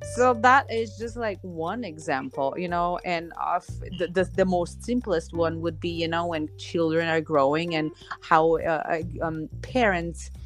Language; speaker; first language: English; non-native, fluent; Slovenian